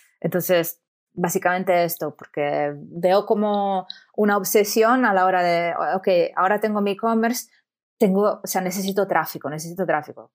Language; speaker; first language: Spanish; non-native, fluent; Italian